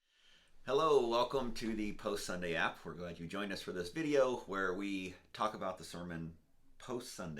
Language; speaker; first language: English; native; English